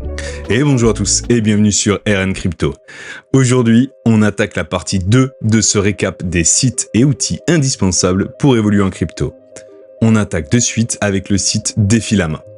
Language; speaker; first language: French; native; French